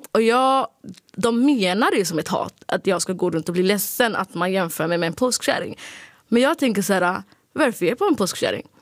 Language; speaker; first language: Swedish; early bilingual, other home language; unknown